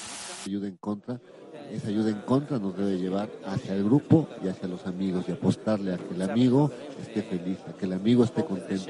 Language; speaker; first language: Spanish; native; Spanish